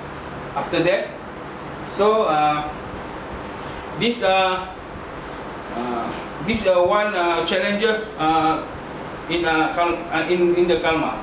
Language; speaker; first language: English; non-native, learner; Malay